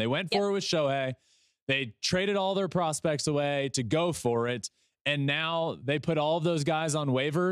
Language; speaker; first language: English; native; English